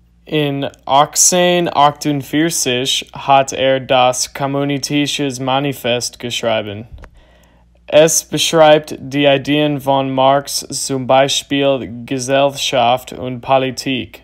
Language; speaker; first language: German; non-native, learner; English